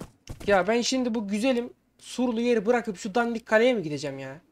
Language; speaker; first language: Turkish; native; Turkish